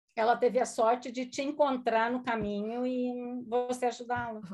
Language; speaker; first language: Portuguese; non-native, local second language; German